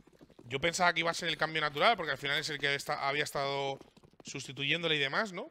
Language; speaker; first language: Spanish; native; Spanish